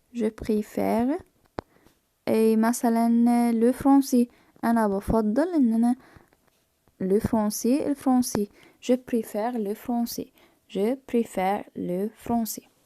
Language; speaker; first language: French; non-native, fluent; Arabic